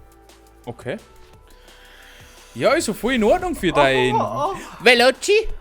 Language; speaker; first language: German; native; German